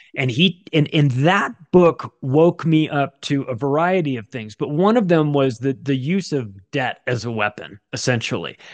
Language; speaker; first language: English; native; English